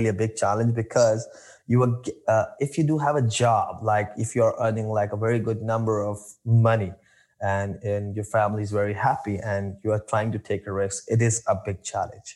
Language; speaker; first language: English; non-native, local second language; Urdu